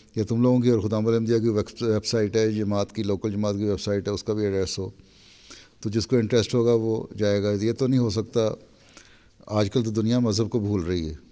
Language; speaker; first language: Urdu; native; Urdu